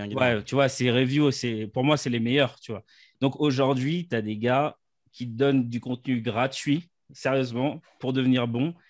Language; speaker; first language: French; native; French